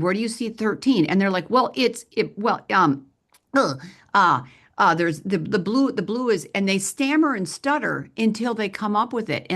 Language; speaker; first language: English; native; English